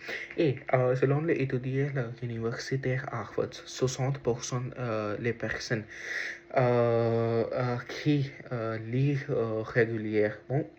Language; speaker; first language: French; non-native, learner; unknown